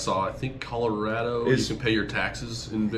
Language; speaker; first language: English; native; English